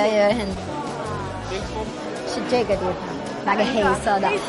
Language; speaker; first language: Chinese; non-native, learner; Hebrew